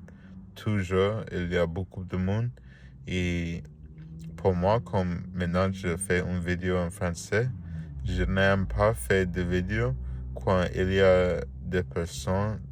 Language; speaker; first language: French; non-native, learner; Spanish